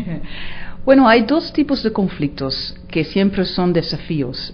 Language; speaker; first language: Spanish; non-native, fluent; Dutch